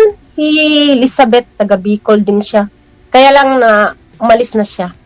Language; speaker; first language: Filipino; non-native, local second language; Cebuano